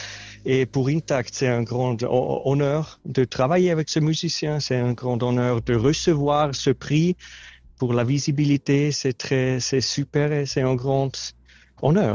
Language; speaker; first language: French; non-native, learner; Swiss German